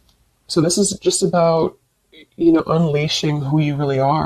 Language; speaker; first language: English; native; English